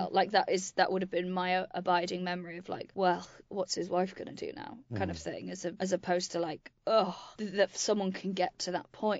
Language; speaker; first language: English; native; English